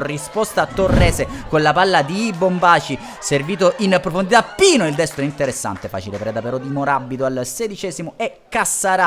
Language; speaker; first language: Italian; native; Italian